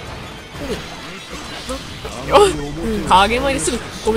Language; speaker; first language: Japanese; native; Japanese